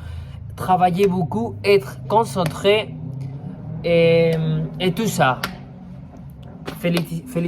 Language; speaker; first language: French; non-native, fluent; Spanish